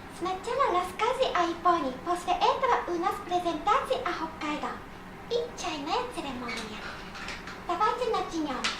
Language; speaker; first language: Russian; non-native, fluent; Japanese